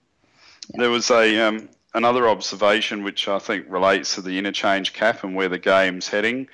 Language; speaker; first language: English; native; English